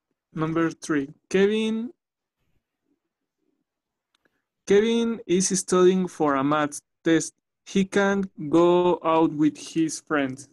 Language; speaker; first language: English; non-native, learner; Spanish